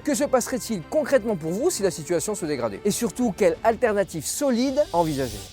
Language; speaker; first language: French; native; French